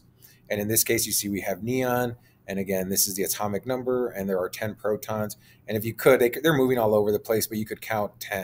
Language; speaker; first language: English; native; English